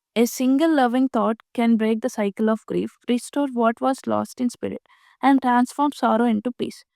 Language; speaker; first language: English; non-native, local second language; Telugu